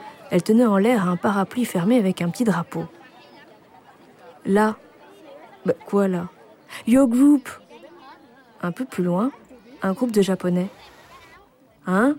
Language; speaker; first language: French; native; French